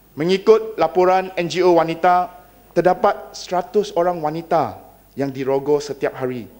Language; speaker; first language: Malay; non-native, local second language; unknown